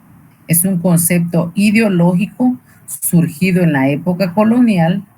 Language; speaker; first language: Spanish; native; Spanish